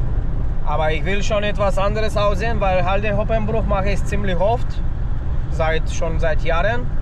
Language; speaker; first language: German; non-native, fluent; Polish